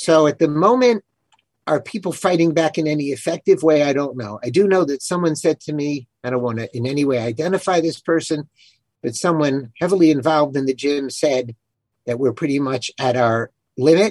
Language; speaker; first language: English; native; English